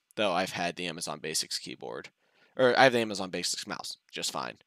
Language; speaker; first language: English; native; English